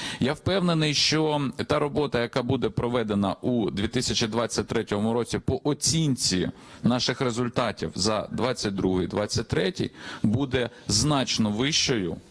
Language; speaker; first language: Ukrainian; native; Ukrainian